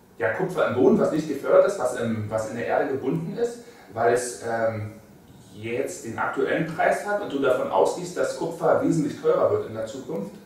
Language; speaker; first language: German; native; German